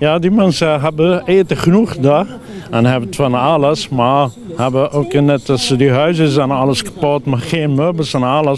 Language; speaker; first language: Dutch; non-native, learner; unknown